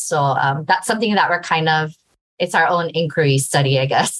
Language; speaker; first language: English; native; English